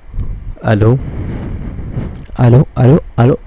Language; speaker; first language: French; non-native, learner; English